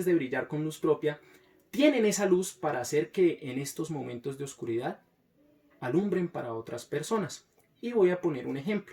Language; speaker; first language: Spanish; native; Spanish